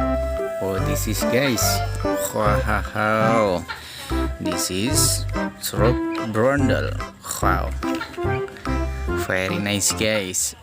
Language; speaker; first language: English; non-native, learner; Indonesian